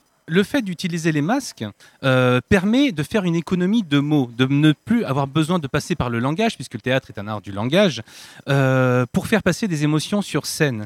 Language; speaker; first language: French; native; French